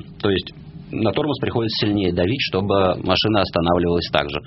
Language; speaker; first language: Russian; native; Russian